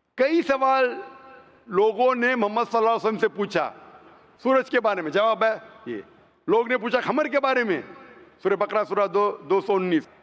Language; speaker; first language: Hindi; non-native, local second language; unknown